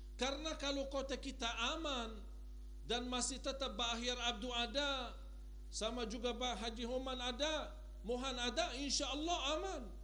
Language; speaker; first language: Indonesian; non-native, fluent; Arabic